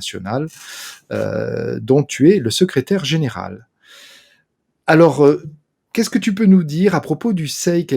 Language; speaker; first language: French; native; French